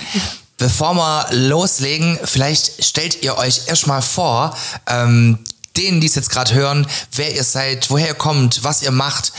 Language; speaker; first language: German; native; German